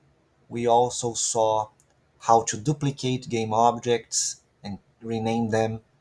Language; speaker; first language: English; non-native, fluent; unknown